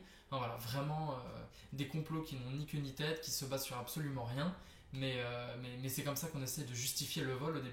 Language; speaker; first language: French; native; French